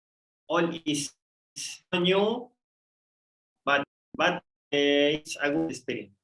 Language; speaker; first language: English; non-native, learner; Spanish